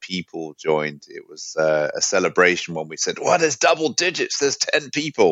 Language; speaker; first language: English; native; English